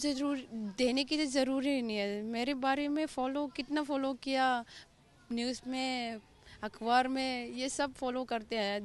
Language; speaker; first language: Hindi; non-native, local second language; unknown